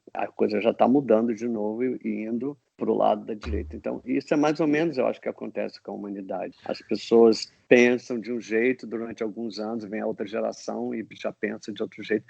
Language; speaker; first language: Portuguese; non-native, fluent; English